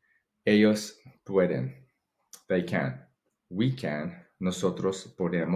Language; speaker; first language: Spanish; non-native, fluent; English